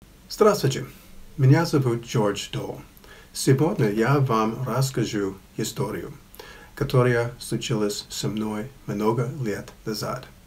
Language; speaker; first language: Russian; non-native, learner; English